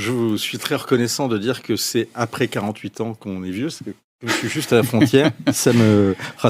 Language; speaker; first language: French; native; French